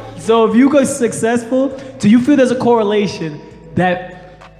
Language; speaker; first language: English; early bilingual, other home language; Spanish